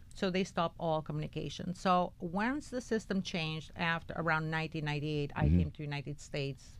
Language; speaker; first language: English; non-native, fluent; Albanian